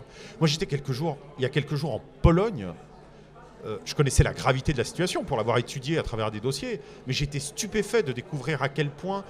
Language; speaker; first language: French; native; French